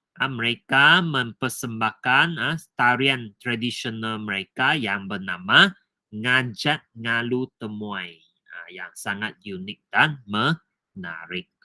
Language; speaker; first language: Malay; non-native, local second language; Chinese